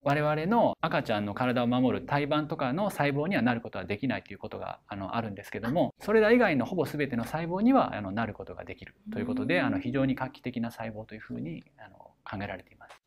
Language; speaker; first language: Japanese; native; Japanese